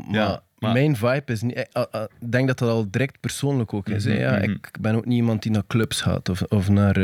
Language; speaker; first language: Dutch; native; Dutch